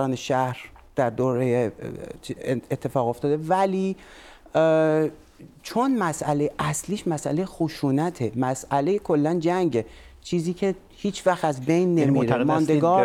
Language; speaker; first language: Persian; native; Persian